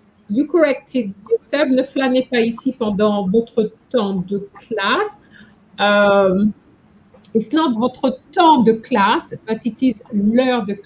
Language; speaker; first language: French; non-native, fluent; English